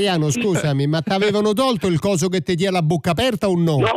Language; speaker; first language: Italian; native; Italian